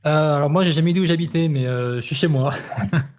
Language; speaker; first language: French; native; French